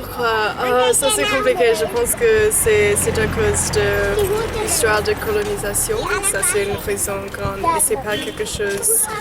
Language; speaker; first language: French; early bilingual, heritage; Chinese